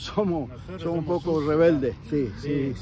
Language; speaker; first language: Spanish; native; Spanish